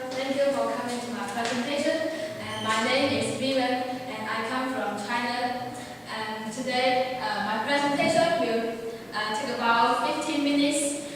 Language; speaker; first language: English; non-native, learner; Chinese